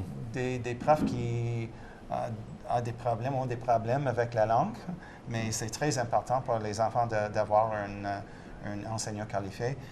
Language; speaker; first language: French; non-native, local second language; English